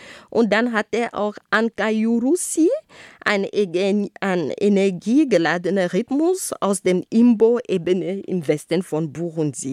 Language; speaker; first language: German; non-native, fluent; Ghomala